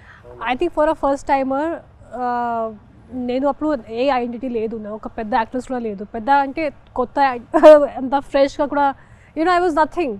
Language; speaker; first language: Telugu; non-native, fluent; Hindi